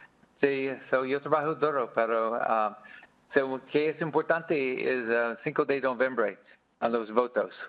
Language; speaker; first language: Spanish; non-native, learner; English